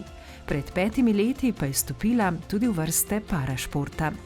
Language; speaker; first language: Slovenian; native; Slovenian